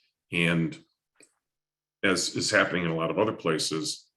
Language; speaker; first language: English; native; English